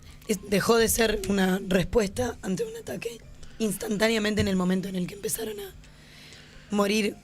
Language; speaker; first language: Spanish; native; Spanish